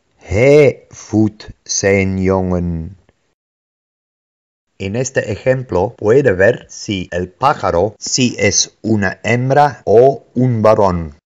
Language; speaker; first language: Spanish; non-native, fluent; Dutch